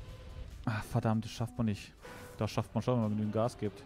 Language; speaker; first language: German; native; German